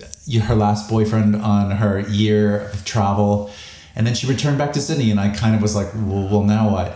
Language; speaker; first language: English; native; English